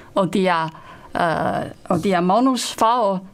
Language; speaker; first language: Danish; non-native, fluent; Chinese